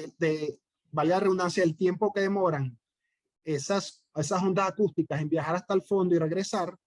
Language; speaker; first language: Spanish; native; Spanish